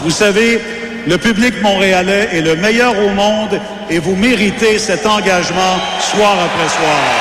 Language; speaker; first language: French; native; French